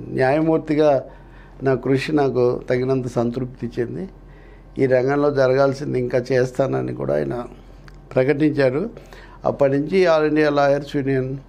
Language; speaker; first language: Telugu; native; Telugu